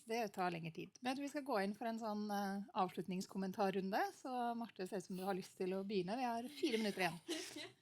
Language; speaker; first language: Norwegian; native; Norwegian